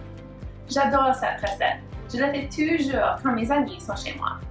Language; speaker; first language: French; non-native, learner; English